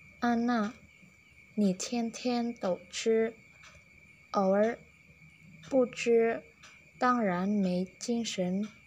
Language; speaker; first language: Chinese; non-native, learner; Indonesian